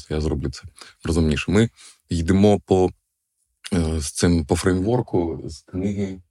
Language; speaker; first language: Ukrainian; non-native, local second language; Russian